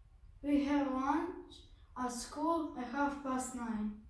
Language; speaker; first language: English; non-native, learner; Croatian